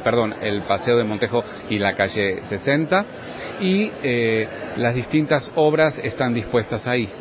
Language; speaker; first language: Spanish; native; Spanish